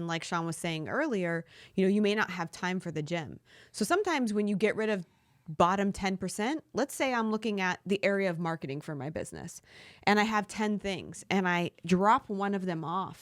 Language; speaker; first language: English; native; English